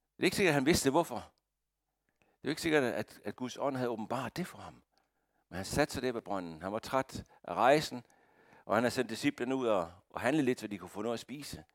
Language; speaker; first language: Danish; native; Danish